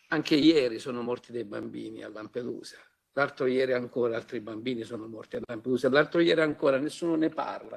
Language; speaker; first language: Italian; native; Italian